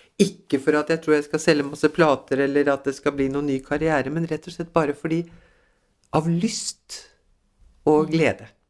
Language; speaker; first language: Norwegian; early bilingual, other home language; Swedish